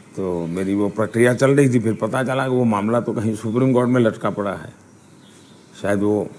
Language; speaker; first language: Hindi; non-native, local second language; Gujarati